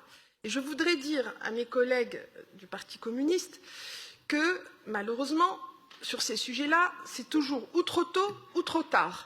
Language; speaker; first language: French; native; French